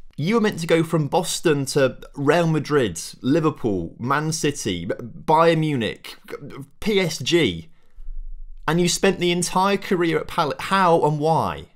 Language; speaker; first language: English; native; English